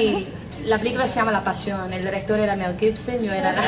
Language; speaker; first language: Spanish; non-native, fluent; English